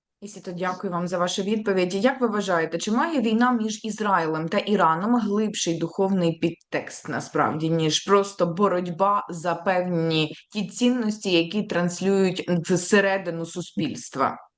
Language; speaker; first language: Ukrainian; native; Ukrainian